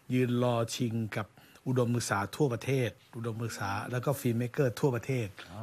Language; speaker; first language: Thai; native; Thai